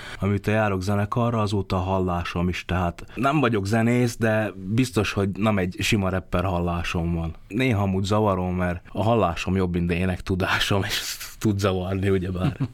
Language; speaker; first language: Hungarian; early bilingual, other home language; Vietnamese